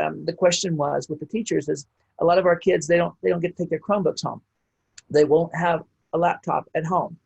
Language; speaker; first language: English; native; English